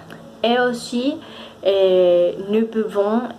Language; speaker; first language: French; non-native, fluent; Spanish